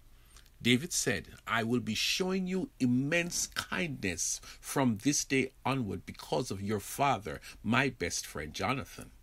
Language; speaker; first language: English; native; English